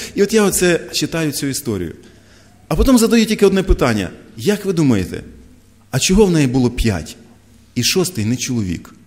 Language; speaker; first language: Ukrainian; non-native, local second language; Russian